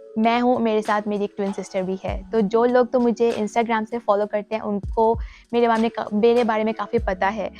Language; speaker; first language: Urdu; native; Urdu